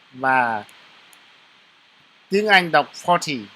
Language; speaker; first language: Vietnamese; non-native, local second language; Jarai